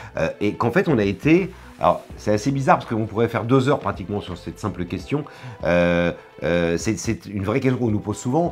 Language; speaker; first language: French; native; French